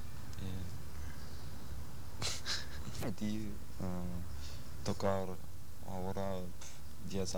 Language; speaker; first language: Spanish; non-native, learner; German